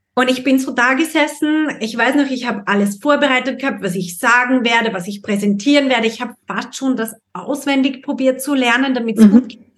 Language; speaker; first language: German; native; German